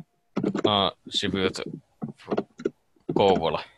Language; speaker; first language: Russian; non-native, learner; Finnish